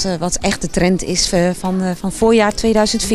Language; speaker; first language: Dutch; native; Dutch